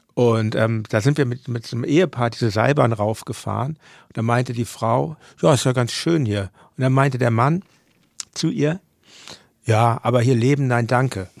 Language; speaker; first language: German; native; German